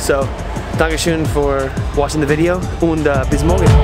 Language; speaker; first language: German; non-native, learner; English